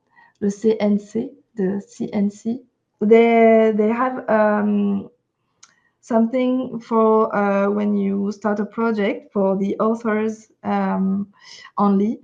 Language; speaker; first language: English; non-native, fluent; French